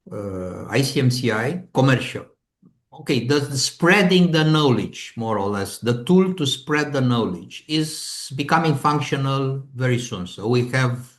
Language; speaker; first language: English; non-native, fluent; Romanian